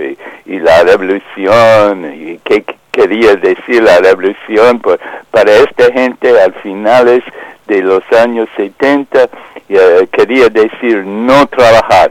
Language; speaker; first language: Spanish; non-native, fluent; English